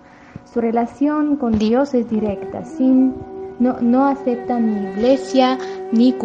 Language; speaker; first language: Spanish; non-native, fluent; Armenian